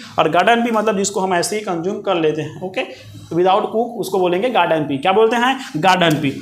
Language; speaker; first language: Hindi; native; Hindi